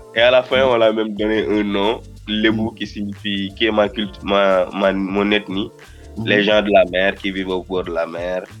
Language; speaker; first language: French; non-native, local second language; Wolof